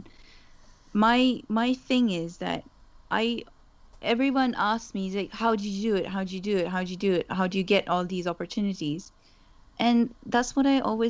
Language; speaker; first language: English; non-native, local second language; Urdu